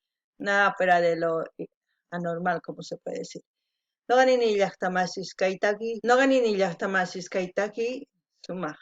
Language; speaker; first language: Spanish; non-native, local second language; Quechua